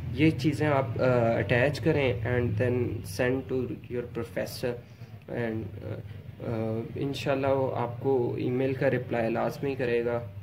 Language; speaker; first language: Urdu; non-native, local second language; Punjabi